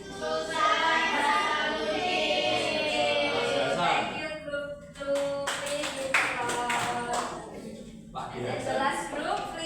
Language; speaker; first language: English; non-native, learner; Indonesian